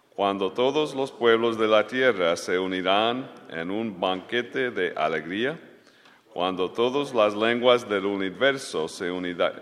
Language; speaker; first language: Spanish; native; Spanish